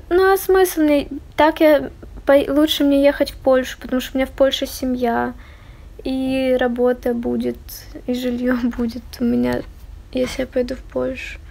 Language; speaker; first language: Russian; native; Russian